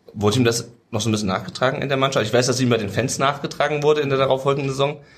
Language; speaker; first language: German; native; German